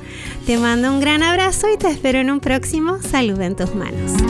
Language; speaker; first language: Spanish; native; Spanish